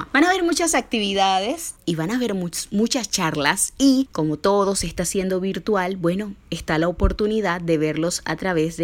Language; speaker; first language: Spanish; native; Spanish